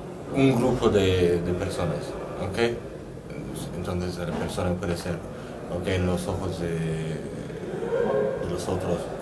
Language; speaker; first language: Spanish; non-native, fluent; French